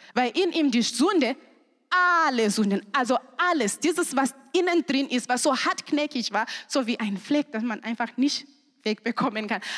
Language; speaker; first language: German; non-native, fluent; Shona